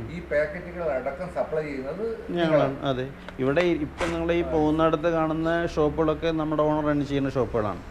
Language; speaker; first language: Malayalam; native; Malayalam